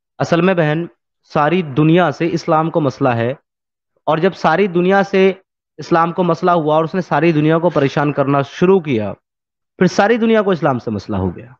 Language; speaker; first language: Urdu; native; Urdu